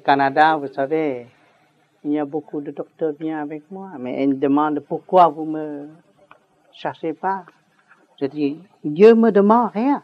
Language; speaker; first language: French; non-native, learner; Vietnamese